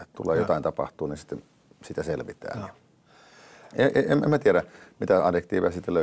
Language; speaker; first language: Finnish; native; Finnish